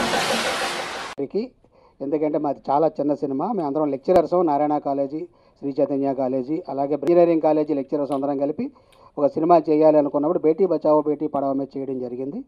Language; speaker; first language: Telugu; native; Telugu